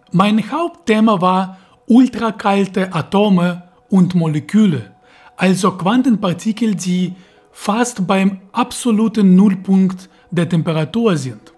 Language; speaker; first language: German; non-native, fluent; Russian